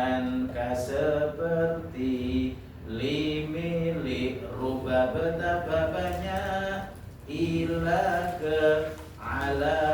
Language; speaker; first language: Indonesian; native; Indonesian